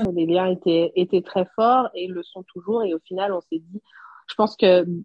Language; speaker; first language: French; non-native, local second language; Rundi